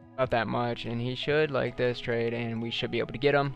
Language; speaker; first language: English; native; English